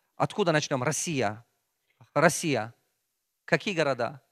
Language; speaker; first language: Russian; non-native, local second language; Tajik